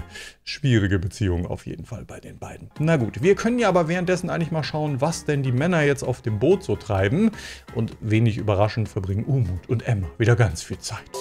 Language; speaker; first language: German; native; German